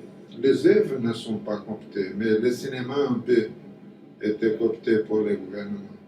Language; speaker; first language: French; non-native, fluent; Portuguese